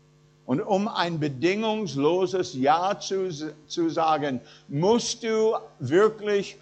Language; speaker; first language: German; non-native, fluent; English